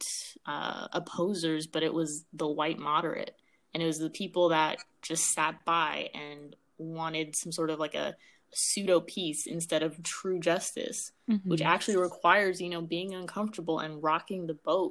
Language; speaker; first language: English; early bilingual, other home language; Amharic